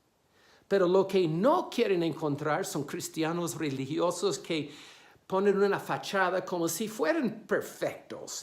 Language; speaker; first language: Spanish; non-native, fluent; English